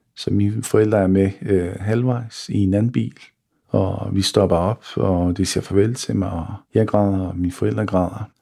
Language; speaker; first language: Danish; early bilingual, other home language; Bosnian